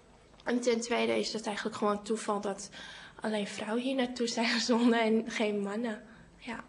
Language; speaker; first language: Dutch; early bilingual, other home language; Cantonese